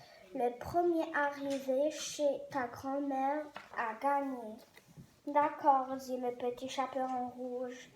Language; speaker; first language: French; non-native, learner; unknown